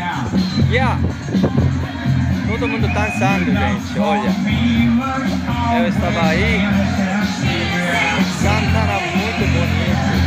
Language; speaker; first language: Portuguese; non-native, learner; Korean